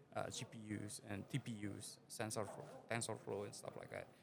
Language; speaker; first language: English; non-native, fluent; Indonesian